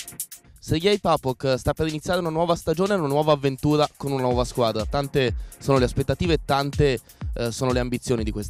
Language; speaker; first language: Italian; native; Italian